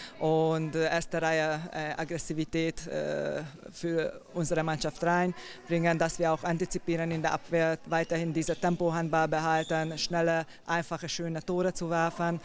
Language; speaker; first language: German; non-native, fluent; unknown